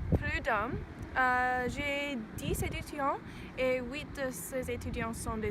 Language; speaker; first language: French; non-native, learner; English